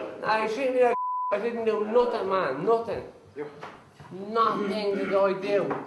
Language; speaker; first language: English; native; English